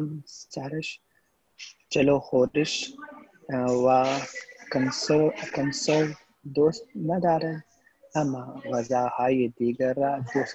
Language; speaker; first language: Persian; non-native, learner; Urdu